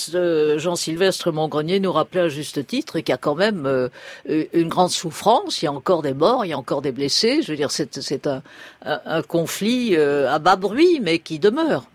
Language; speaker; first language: French; native; French